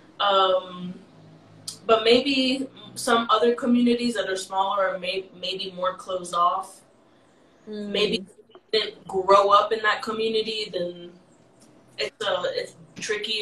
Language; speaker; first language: English; native; English